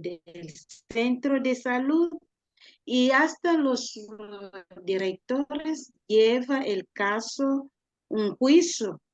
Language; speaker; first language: Spanish; non-native, learner; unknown